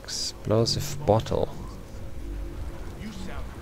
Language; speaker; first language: English; native; English